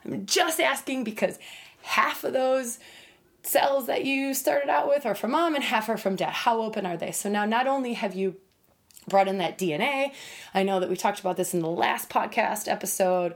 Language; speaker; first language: English; native; English